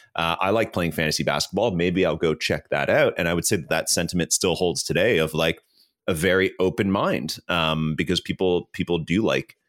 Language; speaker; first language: English; native; English